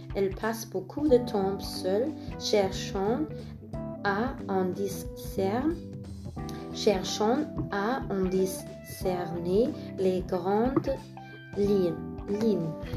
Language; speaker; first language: French; non-native, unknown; German